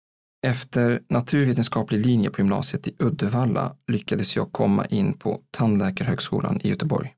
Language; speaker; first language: Swedish; non-native, fluent; Arabic